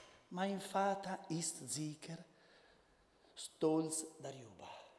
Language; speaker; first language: German; non-native, learner; Italian